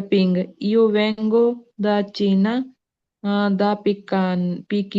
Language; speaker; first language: Italian; non-native, learner; Punjabi